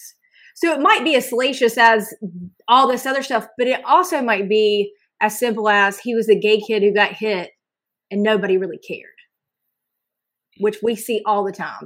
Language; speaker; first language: English; native; English